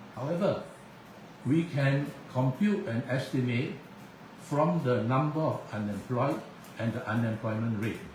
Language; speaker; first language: English; non-native, local second language; Chinese